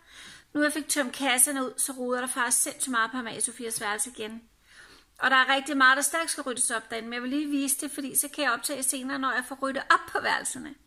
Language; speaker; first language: Danish; native; Danish